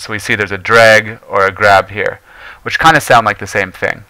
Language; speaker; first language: English; native; English